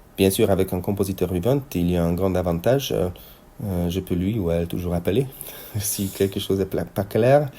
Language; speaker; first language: French; non-native, fluent; Hungarian